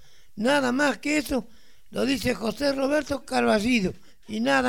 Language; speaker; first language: Spanish; native; Spanish